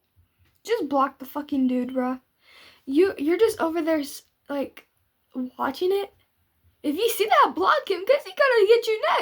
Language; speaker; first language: English; native; English